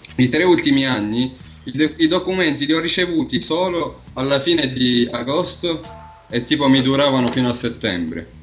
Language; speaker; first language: Italian; early bilingual, other home language; Arabic